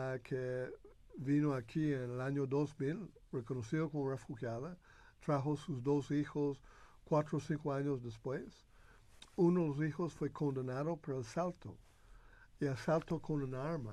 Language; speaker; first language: Spanish; non-native, fluent; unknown